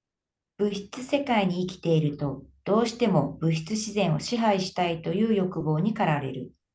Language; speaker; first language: Japanese; native; Japanese